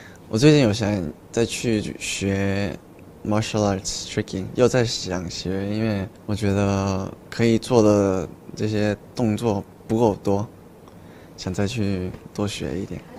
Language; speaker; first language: Chinese; early bilingual, heritage; Chinese